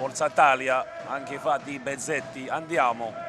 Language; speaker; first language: Italian; non-native, learner; English